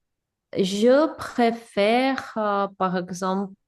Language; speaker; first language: French; non-native, learner; English